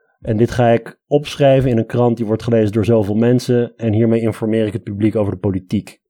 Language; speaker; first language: Dutch; early bilingual, other home language; Armenian